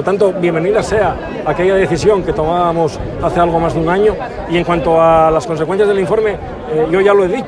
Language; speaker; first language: Spanish; native; Spanish